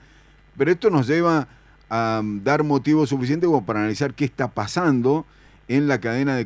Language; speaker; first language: Spanish; native; Spanish